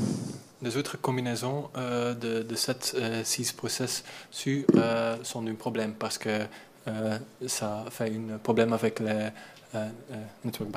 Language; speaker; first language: French; non-native, learner; Dutch